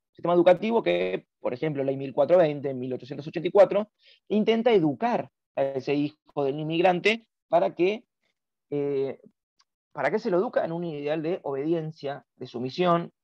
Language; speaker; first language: Spanish; native; Spanish